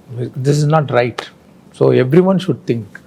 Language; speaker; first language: Telugu; non-native, local second language; Tamil